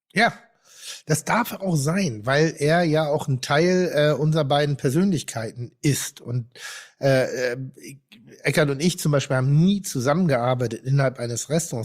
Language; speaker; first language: German; native; German